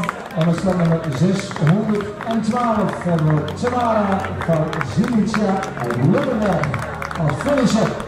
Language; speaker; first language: Dutch; native; Dutch